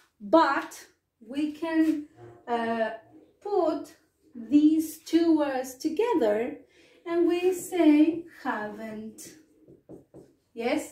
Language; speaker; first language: English; non-native, fluent; Spanish